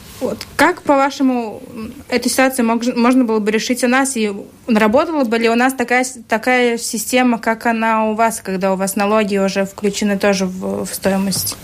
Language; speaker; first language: Russian; native; Russian